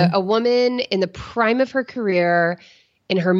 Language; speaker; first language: English; native; English